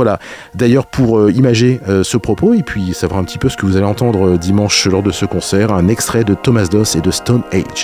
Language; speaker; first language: French; native; French